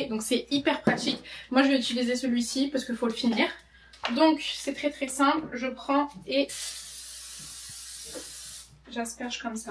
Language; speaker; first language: French; native; French